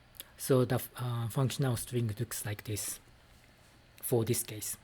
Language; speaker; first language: English; non-native, fluent; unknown